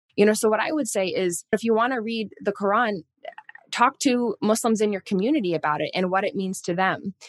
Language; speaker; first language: English; native; English